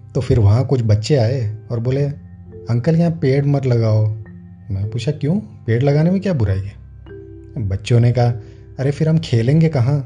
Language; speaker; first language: Hindi; non-native, local second language; Gujarati